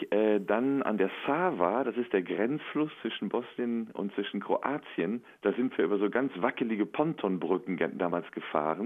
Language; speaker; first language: German; native; German